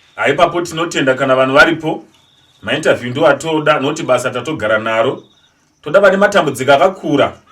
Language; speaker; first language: Shona; non-native, local second language; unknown